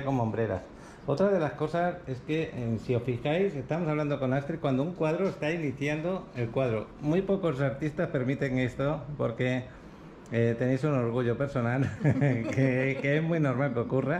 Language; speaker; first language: Spanish; native; Spanish